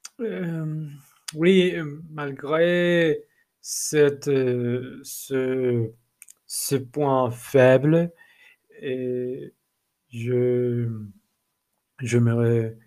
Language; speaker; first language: French; non-native, learner; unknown